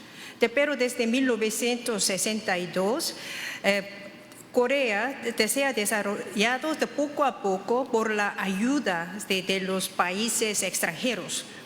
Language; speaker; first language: Spanish; non-native, fluent; Korean